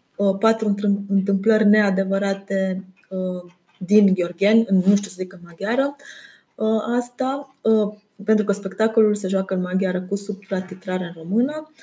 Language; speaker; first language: Romanian; non-native, local second language; German